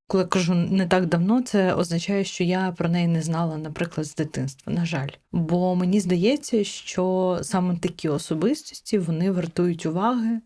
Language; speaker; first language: Ukrainian; non-native, local second language; Crimean Tatar